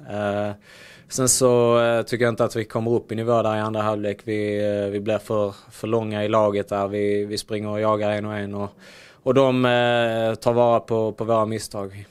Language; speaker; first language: Swedish; native; Swedish